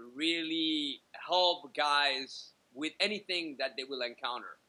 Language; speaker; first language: English; native; English